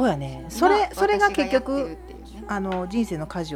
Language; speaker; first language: Japanese; native; Japanese